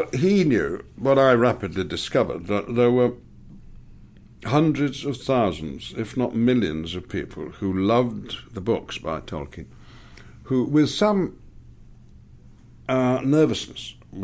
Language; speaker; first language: English; native; English